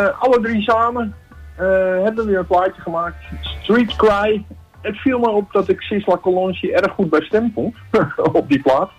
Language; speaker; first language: Dutch; native; Dutch